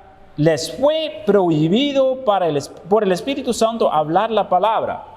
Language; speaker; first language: Spanish; non-native, fluent; Dutch